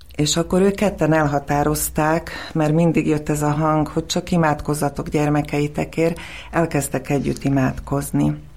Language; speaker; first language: Hungarian; non-native, local second language; Slovak